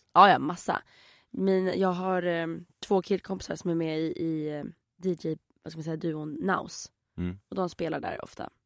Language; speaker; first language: Swedish; native; Swedish